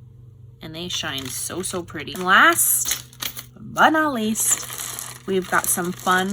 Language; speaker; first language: English; native; English